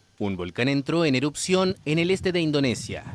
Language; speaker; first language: Spanish; native; Spanish